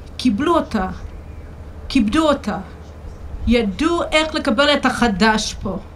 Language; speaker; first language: Hebrew; non-native, fluent; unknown